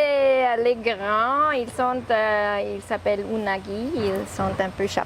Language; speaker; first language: French; non-native, learner; English